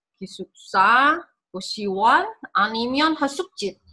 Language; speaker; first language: Korean; non-native, learner; Indonesian